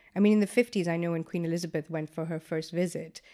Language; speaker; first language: English; non-native, local second language; Gujarati